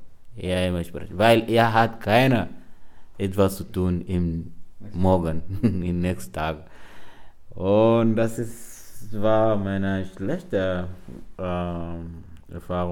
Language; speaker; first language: German; non-native, learner; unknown